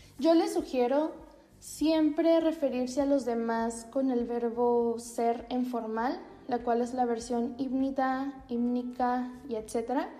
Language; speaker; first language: Spanish; native; Spanish